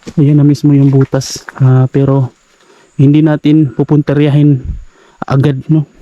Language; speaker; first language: Filipino; native; Filipino